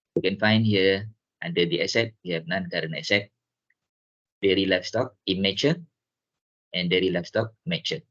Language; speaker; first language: English; non-native, local second language; Malay